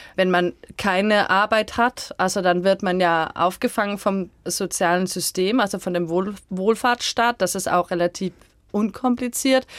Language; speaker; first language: German; non-native, fluent; Danish